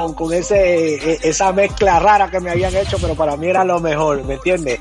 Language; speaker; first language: Spanish; early bilingual, heritage; Spanish